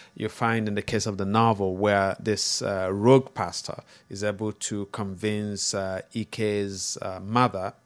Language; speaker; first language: English; non-native, local second language; Igbo